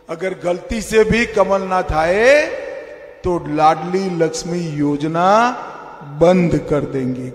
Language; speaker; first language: Hindi; non-native, local second language; Gujarati